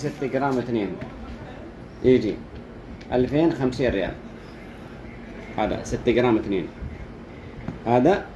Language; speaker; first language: Arabic; non-native, learner; Bangla